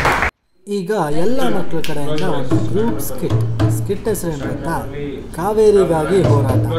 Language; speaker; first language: Kannada; native; Kannada